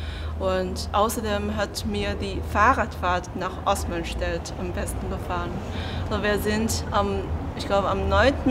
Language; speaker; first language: German; non-native, fluent; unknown